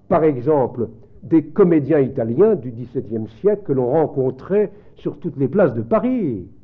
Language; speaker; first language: French; native; French